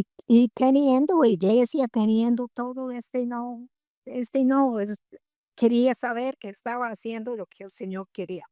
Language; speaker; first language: Spanish; non-native, fluent; English